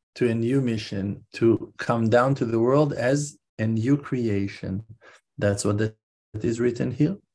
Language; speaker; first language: English; non-native, fluent; Hebrew